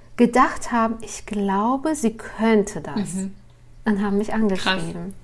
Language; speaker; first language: German; early bilingual, other home language; Russian